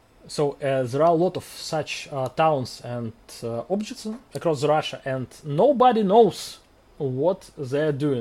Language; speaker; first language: English; non-native, fluent; Russian